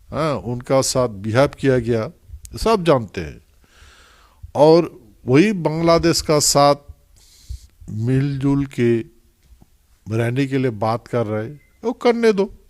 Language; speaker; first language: Hindi; non-native, local second language; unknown